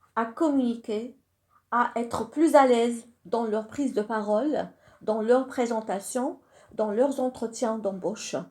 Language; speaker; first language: French; non-native, local second language; Arabic